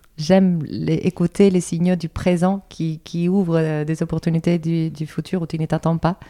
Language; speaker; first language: French; non-native, fluent; Spanish